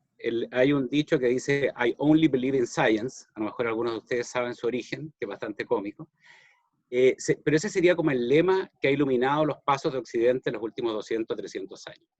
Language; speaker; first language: Spanish; native; Spanish